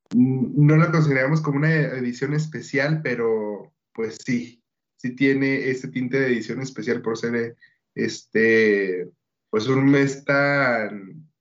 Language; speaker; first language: Spanish; native; Spanish